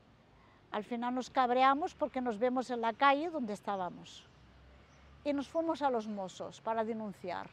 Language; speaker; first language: Spanish; native; Spanish